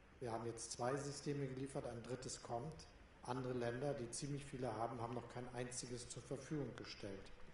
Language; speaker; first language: German; native; German